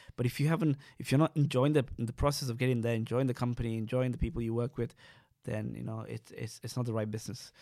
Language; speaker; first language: English; non-native, local second language; Sinhala